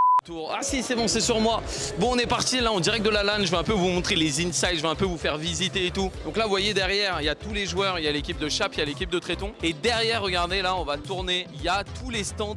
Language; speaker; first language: French; native; French